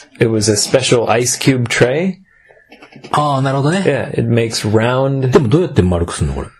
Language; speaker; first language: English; native; English